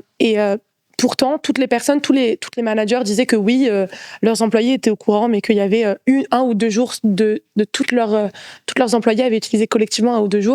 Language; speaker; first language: French; native; French